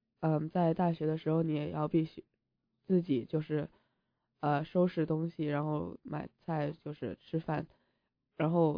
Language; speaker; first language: Chinese; early bilingual, heritage; Chinese